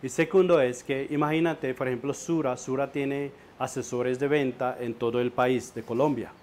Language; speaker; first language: Spanish; non-native, learner; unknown